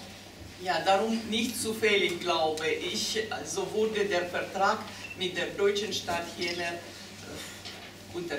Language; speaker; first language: German; non-native, fluent; Russian